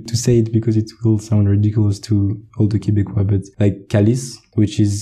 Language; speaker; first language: English; non-native, fluent; French